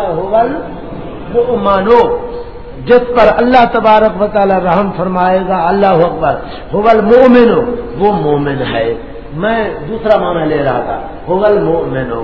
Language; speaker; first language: Urdu; non-native, local second language; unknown